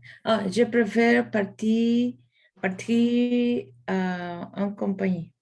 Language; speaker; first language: French; non-native, learner; Spanish